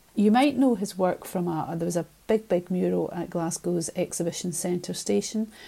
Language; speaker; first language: English; native; English